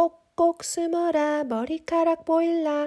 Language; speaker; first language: Korean; native; Korean